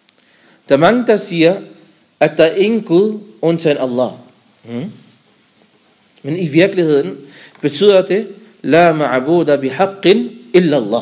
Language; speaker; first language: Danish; non-native, fluent; Arabic